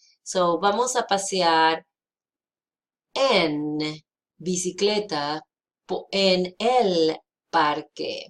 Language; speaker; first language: Spanish; non-native, fluent; English